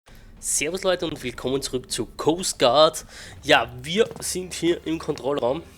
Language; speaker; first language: German; native; German